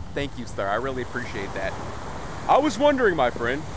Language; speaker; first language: English; native; English